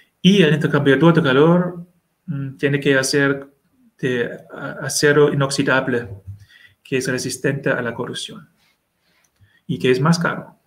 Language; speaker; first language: Spanish; non-native, learner; German